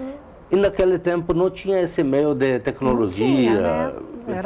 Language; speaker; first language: Portuguese; non-native, learner; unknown